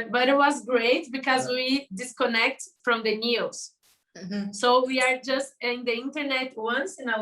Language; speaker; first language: English; non-native, learner; Portuguese